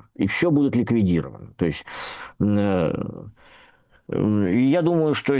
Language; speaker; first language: Russian; native; Russian